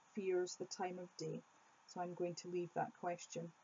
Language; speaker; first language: English; native; English